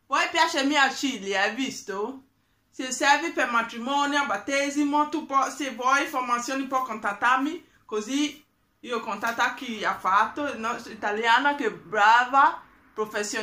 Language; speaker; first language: Italian; non-native, learner; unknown